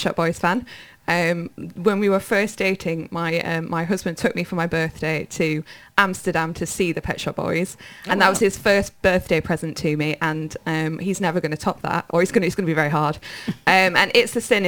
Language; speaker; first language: English; native; English